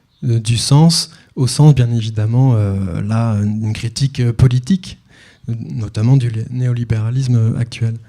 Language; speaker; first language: French; native; French